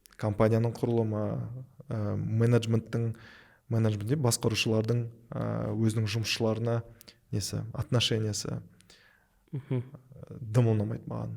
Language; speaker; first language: Kazakh; non-native, local second language; Russian